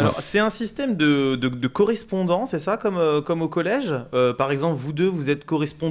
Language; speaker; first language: French; native; French